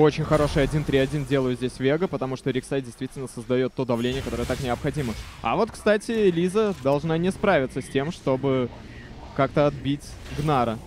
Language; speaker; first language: Russian; native; Russian